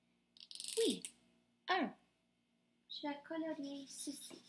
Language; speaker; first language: French; non-native, fluent; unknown